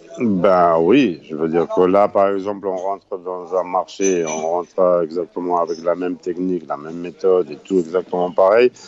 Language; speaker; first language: French; non-native, fluent; Spanish